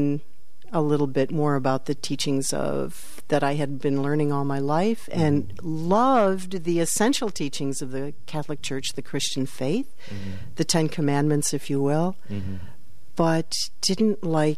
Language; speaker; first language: English; native; English